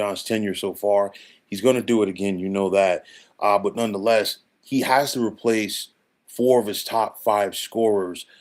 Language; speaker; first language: English; native; English